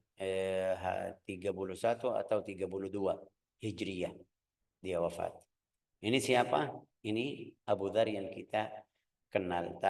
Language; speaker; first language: Indonesian; non-native, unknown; Arabic